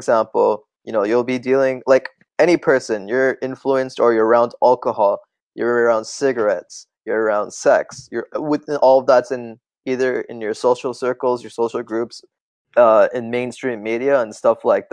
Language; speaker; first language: English; non-native, fluent; Tamil